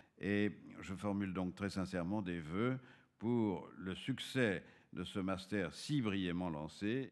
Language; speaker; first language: French; native; French